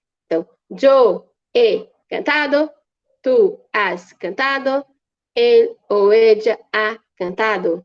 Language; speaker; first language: Spanish; non-native, fluent; Portuguese